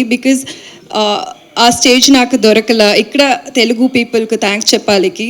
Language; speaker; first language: Telugu; non-native, learner; Tamil